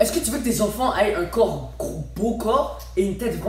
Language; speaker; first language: French; native; French